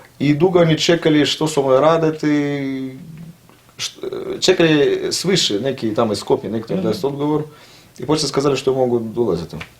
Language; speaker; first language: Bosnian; non-native, learner; Russian